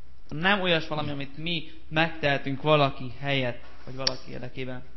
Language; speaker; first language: Hungarian; native; Hungarian